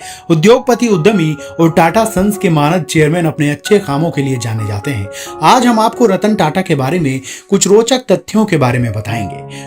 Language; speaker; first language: Hindi; native; Hindi